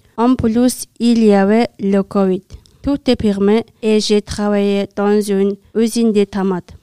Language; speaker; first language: French; non-native, learner; Mongolian